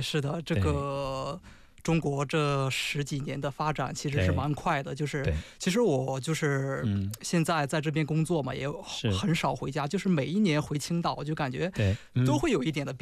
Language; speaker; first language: Chinese; native; Chinese